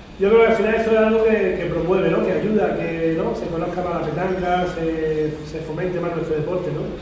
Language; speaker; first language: Spanish; native; Spanish